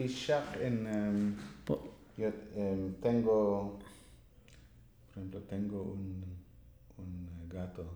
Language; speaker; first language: Spanish; non-native, learner; English